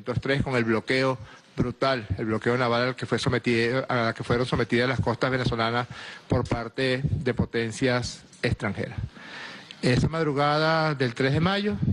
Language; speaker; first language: Spanish; native; Spanish